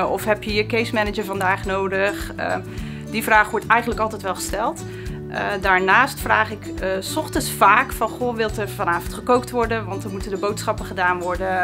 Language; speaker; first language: Dutch; native; Dutch